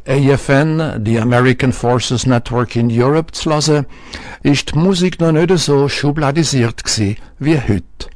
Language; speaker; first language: German; native; German